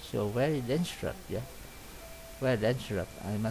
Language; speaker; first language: English; non-native, learner; Vietnamese